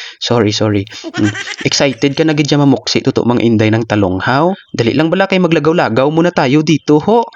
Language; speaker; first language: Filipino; non-native, local second language; Hiligaynon